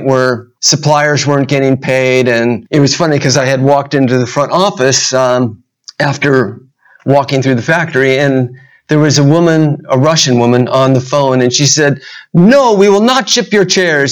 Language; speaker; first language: English; native; English